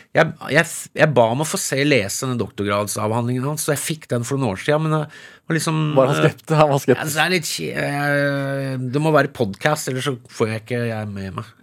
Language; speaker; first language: Norwegian; early bilingual, other home language; English